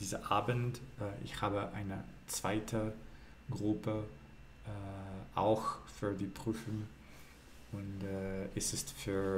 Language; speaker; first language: German; non-native, learner; English